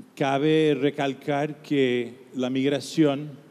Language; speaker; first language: Spanish; non-native, fluent; English